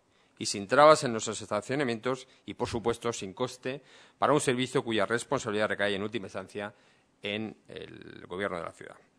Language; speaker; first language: Spanish; native; Spanish